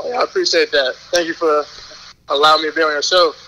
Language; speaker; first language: English; native; English